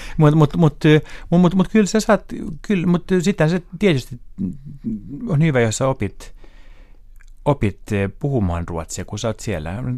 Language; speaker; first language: Finnish; non-native, local second language; Swedish